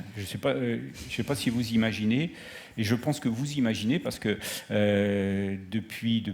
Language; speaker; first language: French; native; French